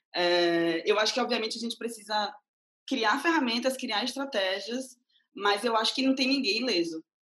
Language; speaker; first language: Portuguese; native; Portuguese